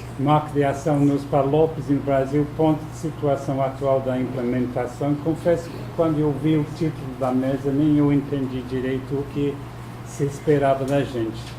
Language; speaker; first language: Portuguese; non-native, fluent; English